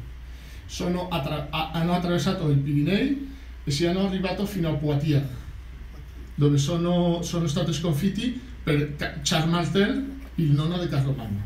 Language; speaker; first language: Italian; non-native, fluent; Catalan